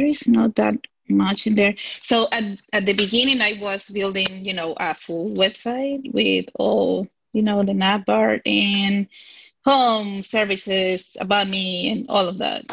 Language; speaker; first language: English; non-native, fluent; Spanish